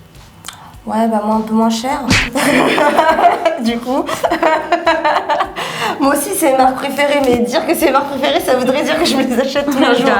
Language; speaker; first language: French; native; French